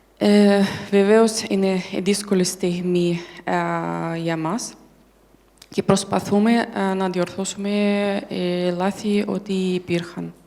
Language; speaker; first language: Greek; non-native, learner; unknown